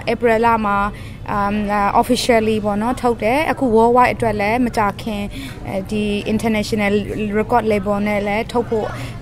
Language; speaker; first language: Burmese; non-native, local second language; Kachin